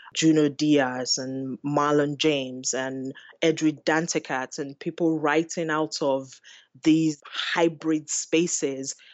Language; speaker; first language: English; non-native, local second language; Igbo